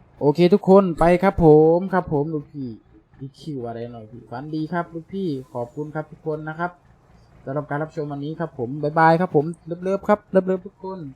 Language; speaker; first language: Thai; native; Thai